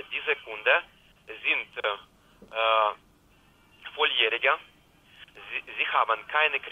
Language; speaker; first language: German; non-native, learner; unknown